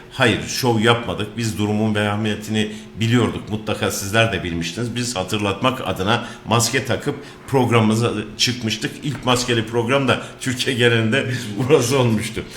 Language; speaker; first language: Turkish; native; Turkish